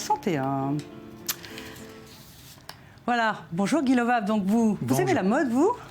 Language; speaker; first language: French; native; French